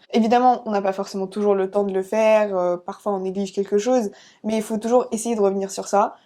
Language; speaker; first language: French; early bilingual, other home language; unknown